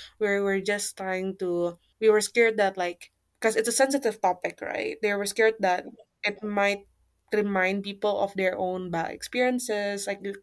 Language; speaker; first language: English; non-native, fluent; Indonesian